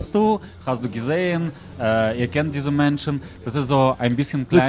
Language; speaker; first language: German; non-native, fluent; Russian